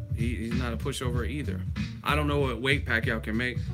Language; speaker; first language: English; native; English